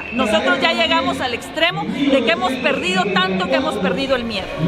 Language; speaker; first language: Spanish; native; Spanish